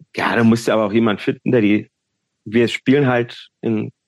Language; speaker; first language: German; native; German